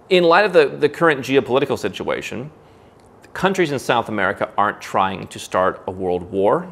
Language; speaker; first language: English; native; English